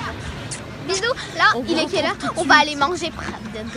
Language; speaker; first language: French; native; French